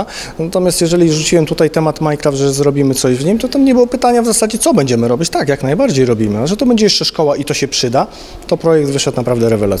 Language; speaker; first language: Polish; native; Polish